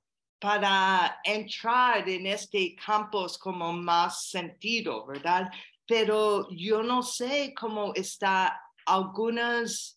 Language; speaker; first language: Spanish; non-native, learner; English